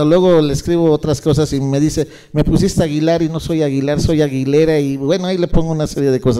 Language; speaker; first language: Spanish; native; Spanish